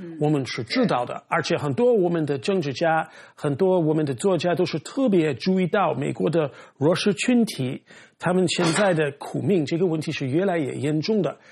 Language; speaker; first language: Chinese; non-native, fluent; English